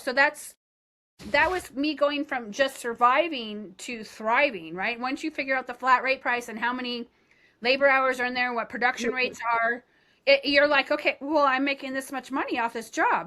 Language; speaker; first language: English; native; English